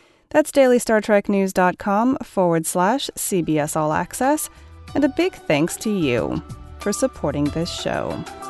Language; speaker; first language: English; native; English